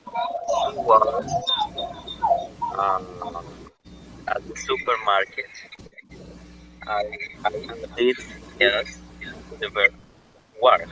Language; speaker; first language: English; non-native, learner; Spanish